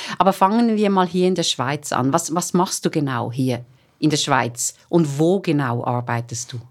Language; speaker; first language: German; native; German